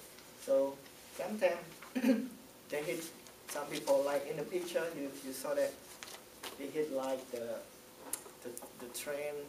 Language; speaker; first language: English; non-native, learner; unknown